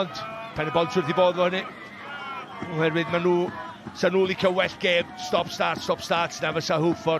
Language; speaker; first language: Welsh; native; Welsh